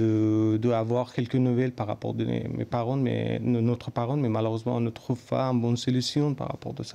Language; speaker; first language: French; non-native, learner; Persian